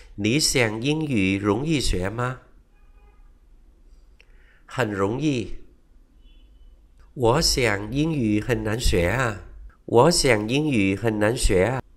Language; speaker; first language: Chinese; non-native, fluent; Vietnamese